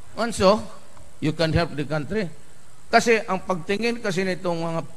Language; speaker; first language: Filipino; non-native, local second language; Cebuano